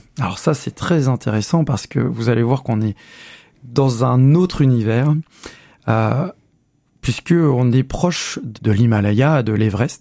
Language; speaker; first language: French; native; French